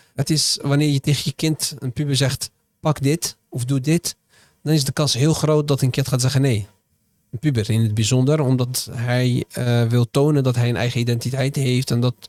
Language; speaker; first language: Dutch; early bilingual, other home language; Arabic